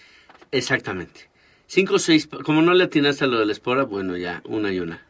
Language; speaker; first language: Spanish; native; Spanish